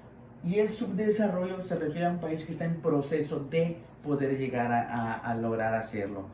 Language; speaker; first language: Spanish; native; Spanish